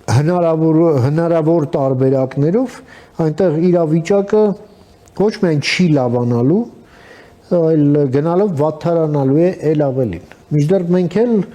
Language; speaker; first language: Armenian; native; Armenian